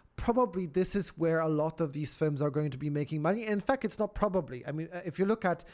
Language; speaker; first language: English; non-native, fluent; Polish